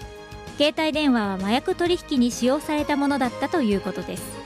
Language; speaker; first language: Japanese; native; Japanese